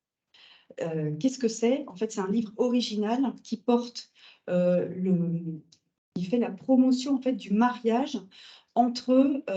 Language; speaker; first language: French; native; French